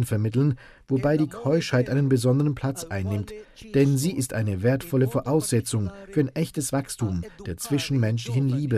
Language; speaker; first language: German; native; German